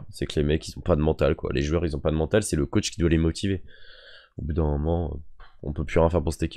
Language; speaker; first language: French; native; French